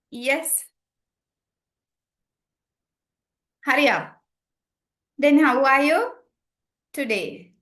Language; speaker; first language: English; non-native, fluent; Sinhala